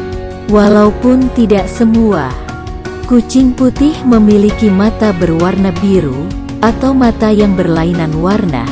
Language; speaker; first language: Indonesian; native; Indonesian